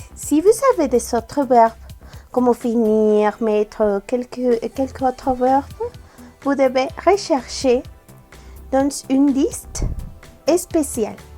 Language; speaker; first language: French; non-native, learner; Spanish